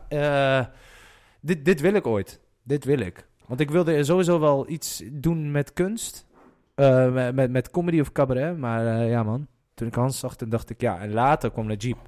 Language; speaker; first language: Dutch; early bilingual, other home language; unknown